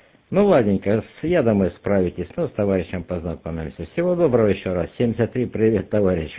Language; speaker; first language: Russian; native; Russian